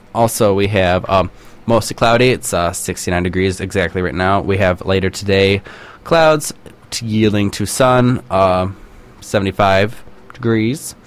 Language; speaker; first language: English; native; English